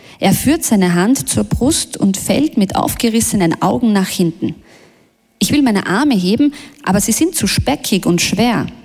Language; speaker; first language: German; early bilingual, other home language; Bosnian